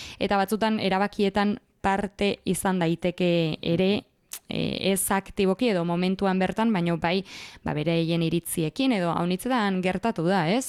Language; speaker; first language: Basque; native; Basque